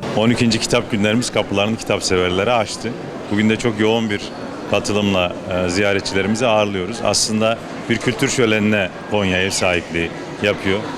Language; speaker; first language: Turkish; native; Turkish